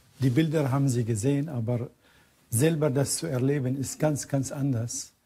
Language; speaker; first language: German; non-native, fluent; Arabic